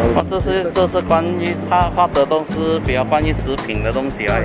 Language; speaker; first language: Chinese; non-native, local second language; Cantonese